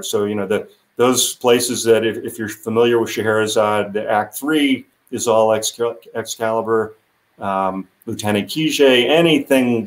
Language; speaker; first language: English; native; English